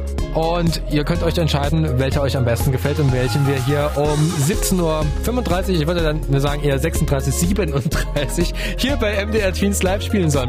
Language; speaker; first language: German; native; German